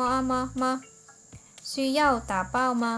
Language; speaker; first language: Chinese; non-native, fluent; Khmer